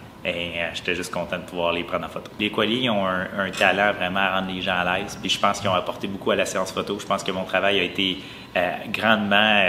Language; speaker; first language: French; native; French